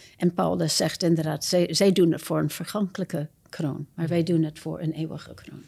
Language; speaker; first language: Dutch; non-native, fluent; English